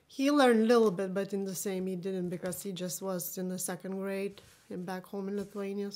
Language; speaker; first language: English; non-native, fluent; Lithuanian